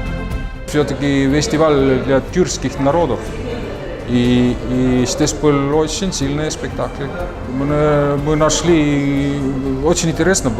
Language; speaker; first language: Russian; non-native, learner; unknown